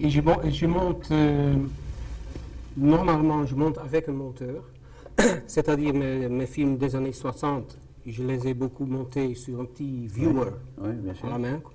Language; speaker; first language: French; non-native, fluent; Dutch